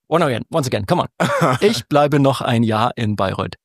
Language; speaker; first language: German; native; German